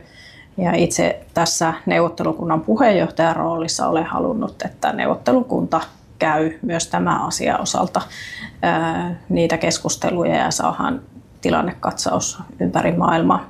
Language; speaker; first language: Finnish; native; Finnish